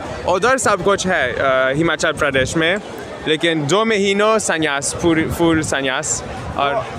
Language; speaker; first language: Hindi; non-native, learner; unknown